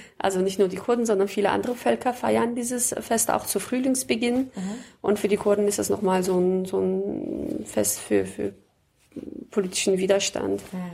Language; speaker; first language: German; early bilingual, other home language; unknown